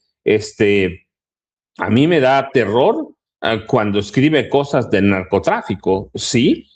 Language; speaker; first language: Spanish; native; Spanish